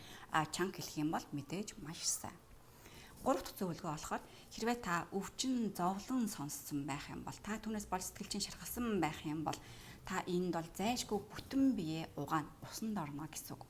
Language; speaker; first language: Mongolian; native; Mongolian